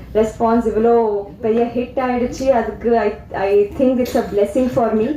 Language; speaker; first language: Tamil; non-native, learner; Telugu